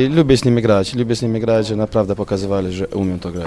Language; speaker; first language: Polish; non-native, learner; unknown